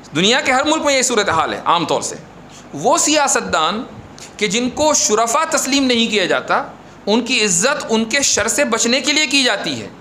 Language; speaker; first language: Urdu; native; Urdu